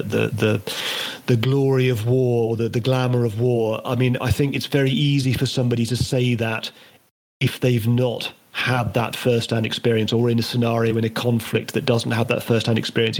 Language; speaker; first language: English; native; English